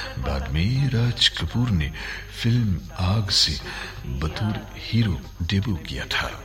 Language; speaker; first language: Urdu; non-native, local second language; Kashmiri